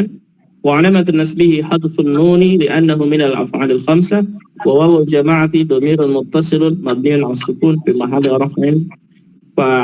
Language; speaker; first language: Arabic; non-native, fluent; Indonesian